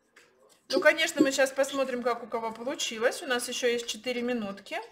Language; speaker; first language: Russian; native; Russian